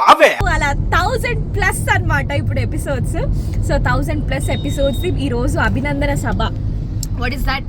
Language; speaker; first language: Telugu; native; Telugu